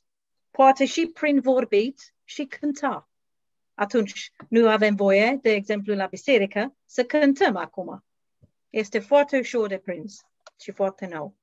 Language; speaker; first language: Romanian; non-native, learner; English